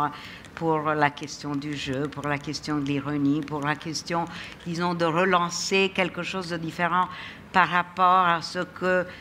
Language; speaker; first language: French; non-native, fluent; Italian